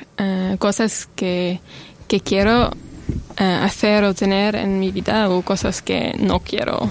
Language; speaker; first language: Spanish; non-native, learner; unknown